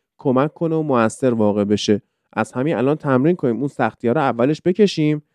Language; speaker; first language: Persian; native; Persian